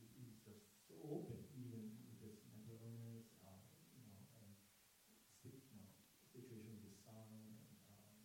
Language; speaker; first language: English; non-native, fluent; Korean